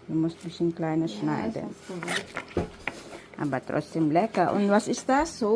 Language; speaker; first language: German; non-native, learner; Filipino